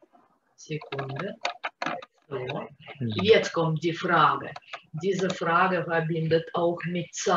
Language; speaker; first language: German; non-native, fluent; Russian